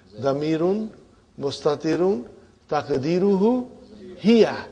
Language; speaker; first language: Arabic; non-native, fluent; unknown